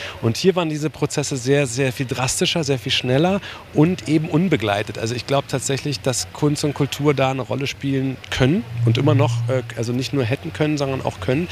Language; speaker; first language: German; native; German